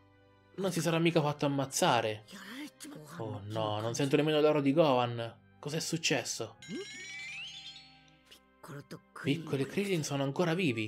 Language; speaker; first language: Italian; native; Italian